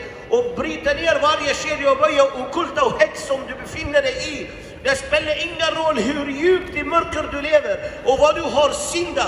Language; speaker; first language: Swedish; non-native, fluent; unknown